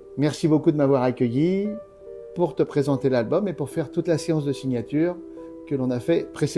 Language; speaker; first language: French; native; French